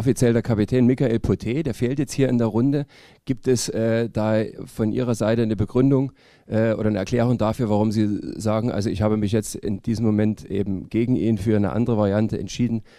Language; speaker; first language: German; native; German